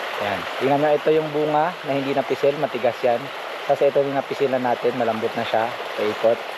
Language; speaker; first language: Filipino; native; Filipino